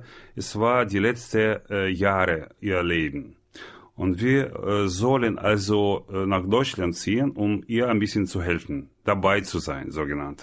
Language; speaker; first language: German; non-native, learner; Russian